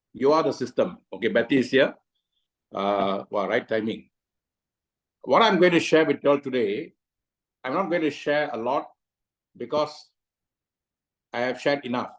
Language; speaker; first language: English; non-native, local second language; Tamil